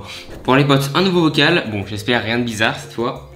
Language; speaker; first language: French; native; French